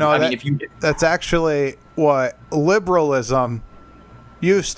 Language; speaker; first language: English; native; English